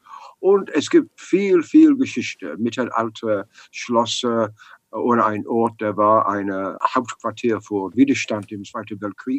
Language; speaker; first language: German; non-native, learner; English